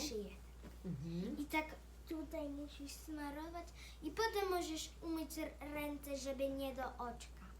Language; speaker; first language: Polish; early bilingual, heritage; Polish